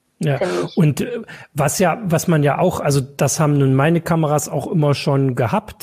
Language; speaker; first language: German; native; German